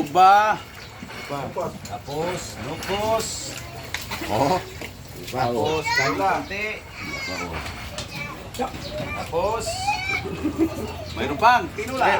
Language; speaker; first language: Filipino; non-native, local second language; Cebuano